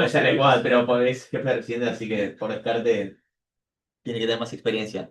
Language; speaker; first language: Spanish; native; Spanish